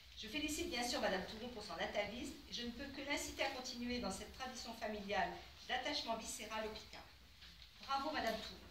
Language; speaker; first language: French; native; French